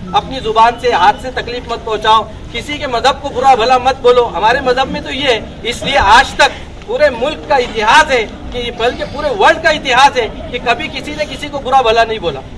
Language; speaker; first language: Urdu; native; Urdu